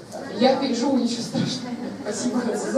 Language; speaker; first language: Russian; native; Russian